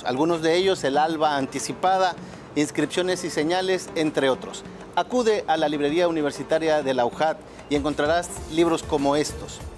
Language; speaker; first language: Spanish; native; Spanish